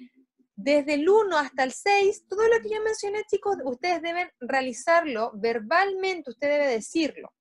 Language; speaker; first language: Spanish; native; Spanish